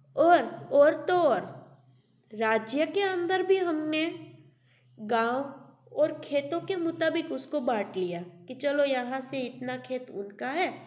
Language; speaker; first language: Hindi; non-native, local second language; Gujarati